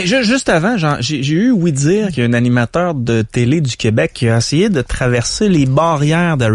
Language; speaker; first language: French; native; French